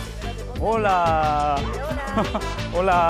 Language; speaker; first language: Spanish; non-native, learner; Korean